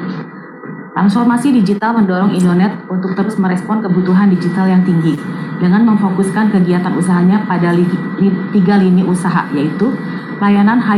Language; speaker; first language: Indonesian; native; Indonesian